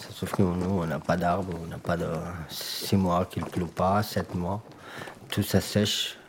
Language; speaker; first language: French; non-native, learner; Persian